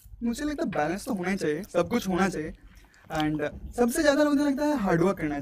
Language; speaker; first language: Hindi; non-native, local second language; Bangla